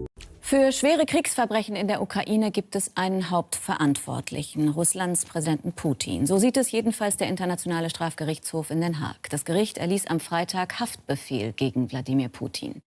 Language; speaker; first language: German; native; German